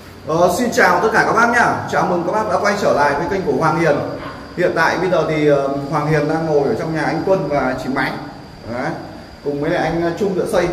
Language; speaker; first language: Vietnamese; native; Vietnamese